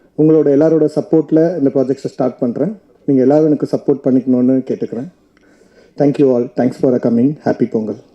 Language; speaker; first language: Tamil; native; Tamil